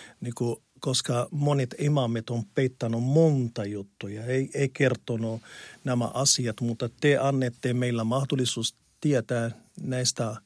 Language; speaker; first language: Finnish; non-native, learner; Arabic